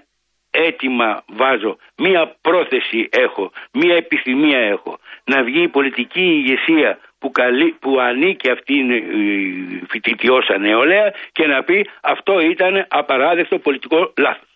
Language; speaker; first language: Greek; native; Greek